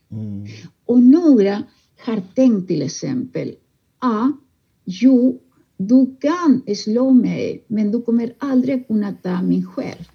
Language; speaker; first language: Swedish; non-native, fluent; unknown